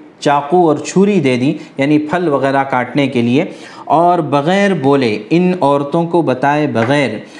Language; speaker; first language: Urdu; native; Urdu